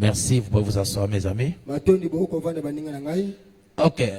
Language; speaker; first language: French; non-native, local second language; Lingala